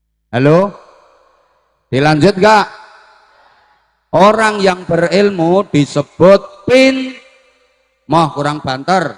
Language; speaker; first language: Indonesian; non-native, local second language; Javanese